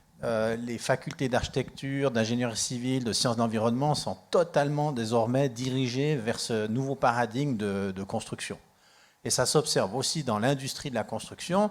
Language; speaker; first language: French; native; French